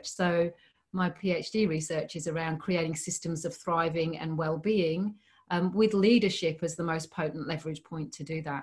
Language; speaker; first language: English; native; English